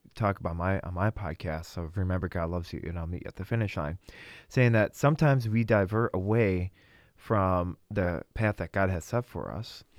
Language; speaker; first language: English; early bilingual, other home language; Russian